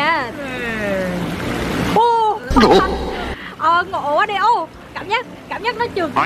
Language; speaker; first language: Korean; non-native, learner; Vietnamese